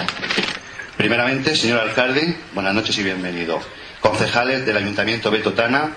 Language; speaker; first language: Spanish; native; Spanish